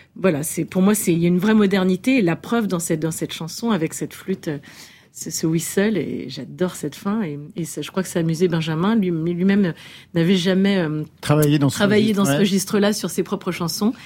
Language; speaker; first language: French; native; French